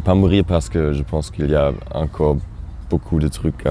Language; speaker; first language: French; non-native, fluent; German